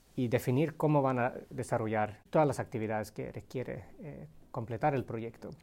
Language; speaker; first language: Spanish; non-native, fluent; Swedish